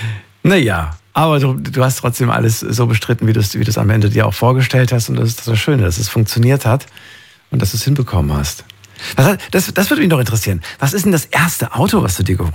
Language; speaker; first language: German; native; German